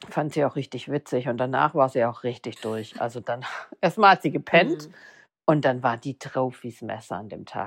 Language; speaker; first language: German; native; German